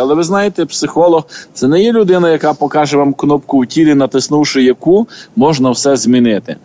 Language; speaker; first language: Ukrainian; native; Ukrainian